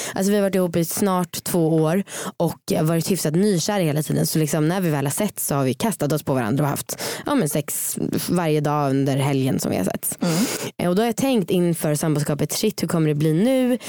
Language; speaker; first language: Swedish; native; Swedish